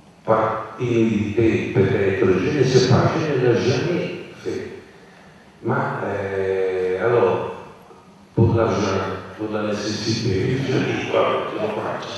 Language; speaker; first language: French; non-native, learner; Italian